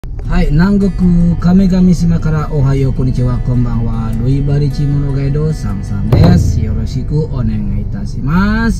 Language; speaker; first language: Japanese; non-native, fluent; Indonesian